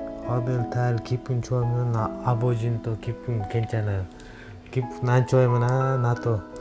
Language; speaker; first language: Korean; non-native, learner; Kyrgyz